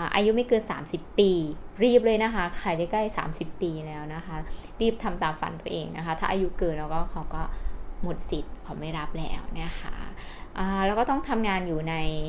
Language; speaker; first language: Thai; native; Thai